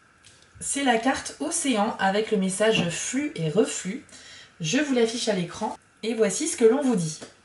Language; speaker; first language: French; native; French